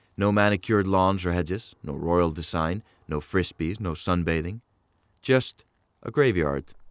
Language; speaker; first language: English; non-native, fluent; Icelandic